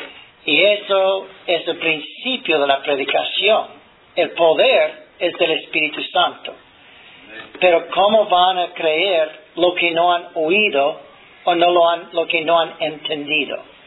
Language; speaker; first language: Spanish; non-native, fluent; English